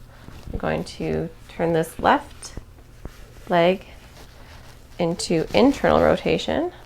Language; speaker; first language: English; native; English